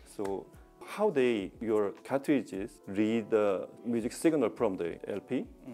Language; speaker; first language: English; non-native, learner; Korean